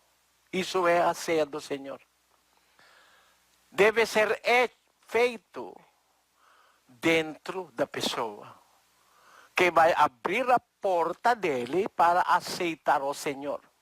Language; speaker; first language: Portuguese; non-native, learner; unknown